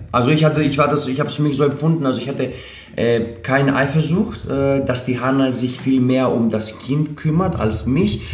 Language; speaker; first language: German; non-native, fluent; Greek